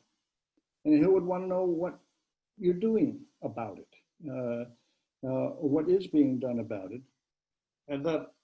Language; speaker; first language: English; native; English